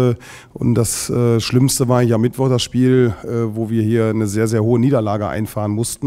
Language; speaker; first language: German; native; German